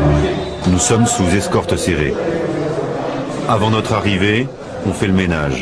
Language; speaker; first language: French; native; French